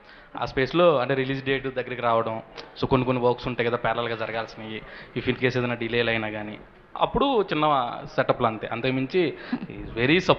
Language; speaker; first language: Telugu; native; Telugu